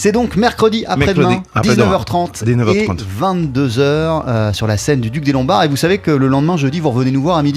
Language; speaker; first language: French; native; French